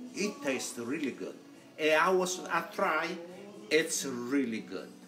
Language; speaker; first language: English; non-native, learner; Italian